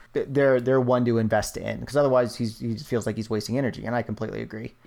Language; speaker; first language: English; native; English